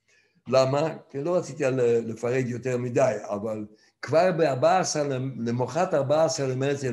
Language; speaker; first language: Hebrew; non-native, fluent; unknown